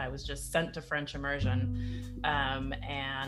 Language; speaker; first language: English; native; English